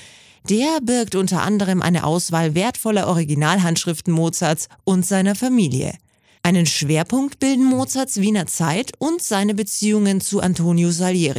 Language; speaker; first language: German; native; German